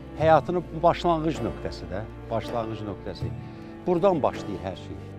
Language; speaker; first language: Azerbaijani; native; Azerbaijani